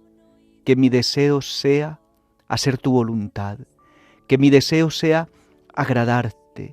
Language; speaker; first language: Spanish; native; Spanish